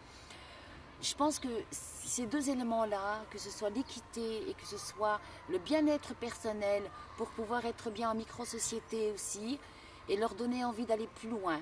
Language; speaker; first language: French; early bilingual, other home language; Kabyle